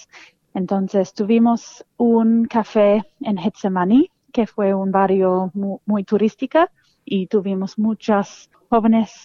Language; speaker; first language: Spanish; non-native, fluent; English